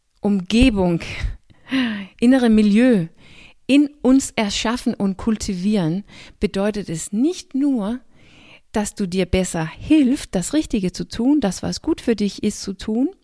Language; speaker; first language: German; non-native, fluent; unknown